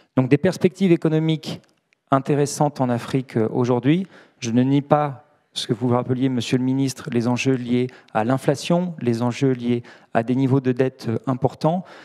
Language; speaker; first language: French; native; French